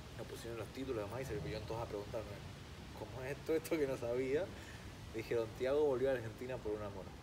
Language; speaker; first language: Spanish; early bilingual, other home language; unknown